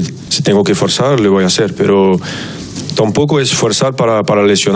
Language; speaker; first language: Spanish; non-native, fluent; French